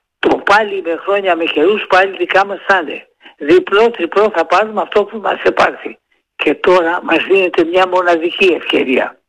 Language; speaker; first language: Greek; native; Greek